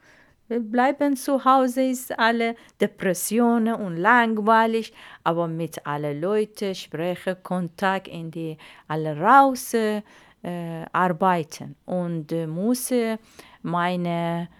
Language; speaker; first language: German; non-native, learner; Arabic